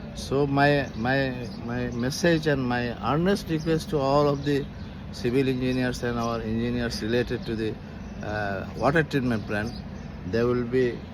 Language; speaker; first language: English; non-native, local second language; Bangla